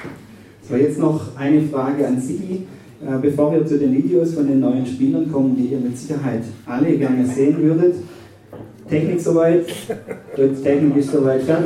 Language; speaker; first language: German; native; German